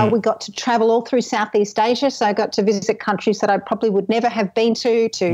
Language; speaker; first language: English; native; English